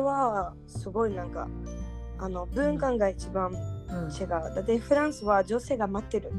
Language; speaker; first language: Japanese; non-native, learner; French